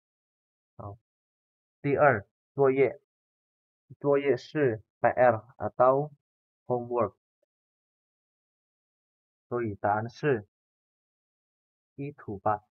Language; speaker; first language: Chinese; non-native, fluent; Indonesian